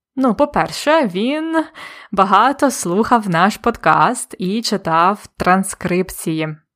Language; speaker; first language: Ukrainian; native; Ukrainian